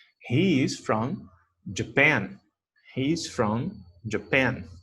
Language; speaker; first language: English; non-native, fluent; Portuguese